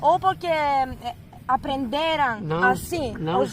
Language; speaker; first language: Portuguese; non-native, learner; Greek